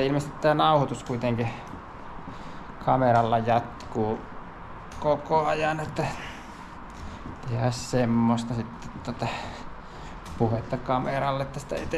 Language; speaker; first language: Finnish; native; Finnish